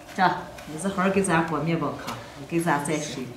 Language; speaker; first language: Chinese; native; Chinese